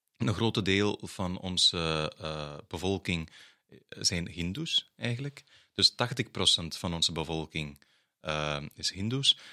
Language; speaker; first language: Dutch; non-native, fluent; Tamil